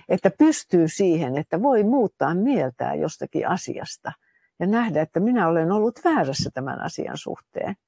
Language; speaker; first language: Finnish; native; Finnish